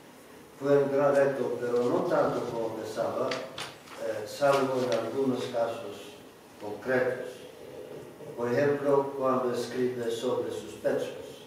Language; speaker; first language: Spanish; non-native, learner; Greek